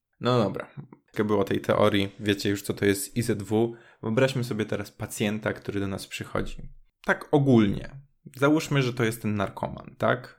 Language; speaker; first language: Polish; native; Polish